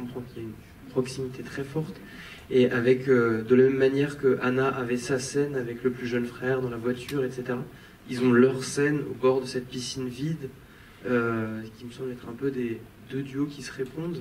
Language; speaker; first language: French; native; French